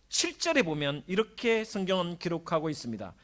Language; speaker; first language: Korean; native; Korean